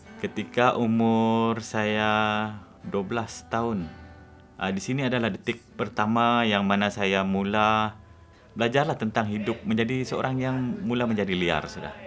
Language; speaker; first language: Malay; non-native, local second language; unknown